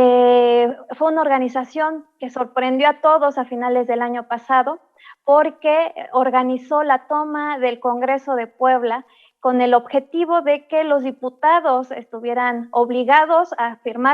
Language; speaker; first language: Spanish; native; Spanish